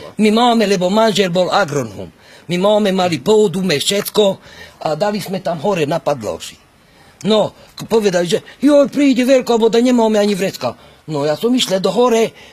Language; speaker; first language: Slovak; non-native, local second language; Hungarian